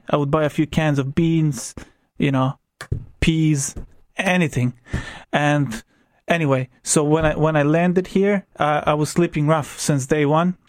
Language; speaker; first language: English; non-native, fluent; Croatian